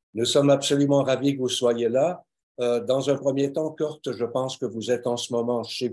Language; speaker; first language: French; native; French